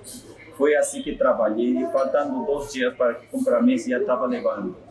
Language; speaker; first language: Portuguese; non-native, fluent; Spanish